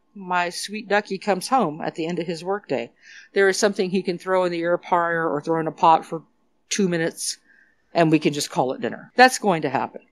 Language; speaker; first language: English; native; English